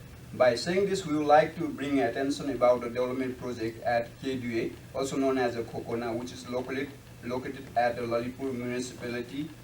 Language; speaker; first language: English; non-native, fluent; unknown